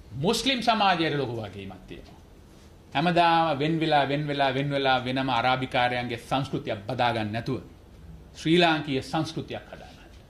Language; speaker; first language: Sinhala; non-native, local second language; Tamil